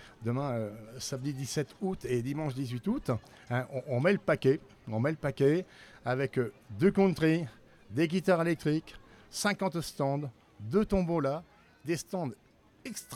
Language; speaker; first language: French; native; French